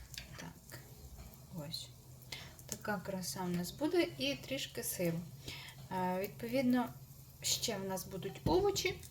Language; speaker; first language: Ukrainian; non-native, local second language; Russian